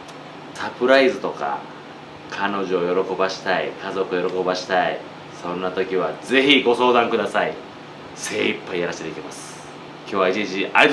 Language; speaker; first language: Japanese; native; Japanese